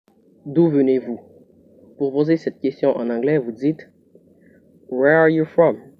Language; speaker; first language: French; non-native, local second language; Haitian Creole